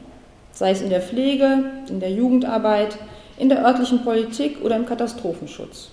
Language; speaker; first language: German; native; German